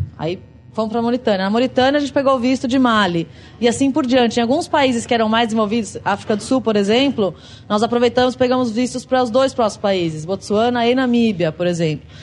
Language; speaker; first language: Portuguese; native; Portuguese